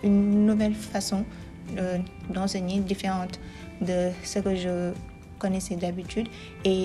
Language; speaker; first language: French; non-native, local second language; Wolof